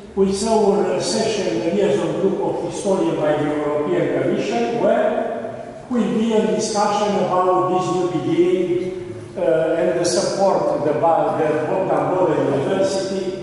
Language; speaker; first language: English; non-native, fluent; Romanian